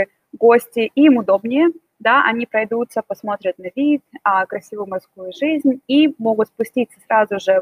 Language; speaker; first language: Russian; native; Russian